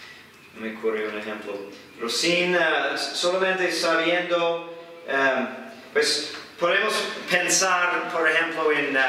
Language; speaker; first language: Spanish; non-native, fluent; English